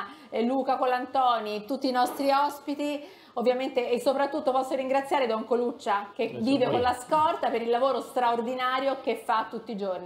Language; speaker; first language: Italian; native; Italian